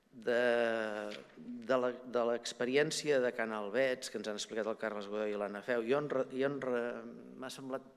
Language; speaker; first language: Catalan; native; Catalan